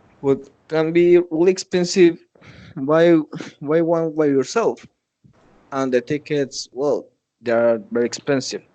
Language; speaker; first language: English; non-native, learner; Spanish